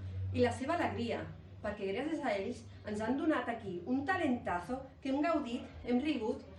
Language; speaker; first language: Catalan; native; Catalan